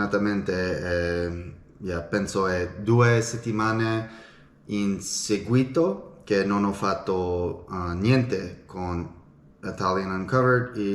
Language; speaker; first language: Italian; non-native, learner; English